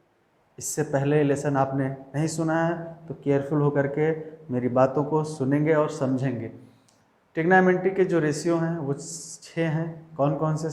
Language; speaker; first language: Hindi; native; Hindi